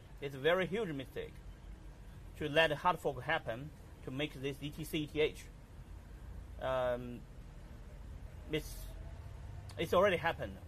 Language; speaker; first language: English; non-native, learner; Chinese